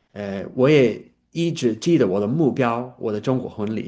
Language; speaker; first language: Chinese; non-native, learner; English